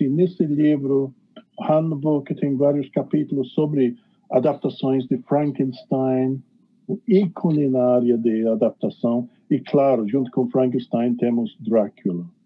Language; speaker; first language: Portuguese; non-native, fluent; English